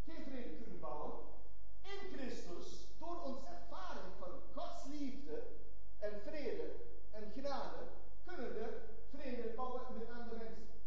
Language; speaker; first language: German; non-native, learner; Dutch